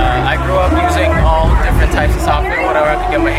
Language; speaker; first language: English; non-native, fluent; Russian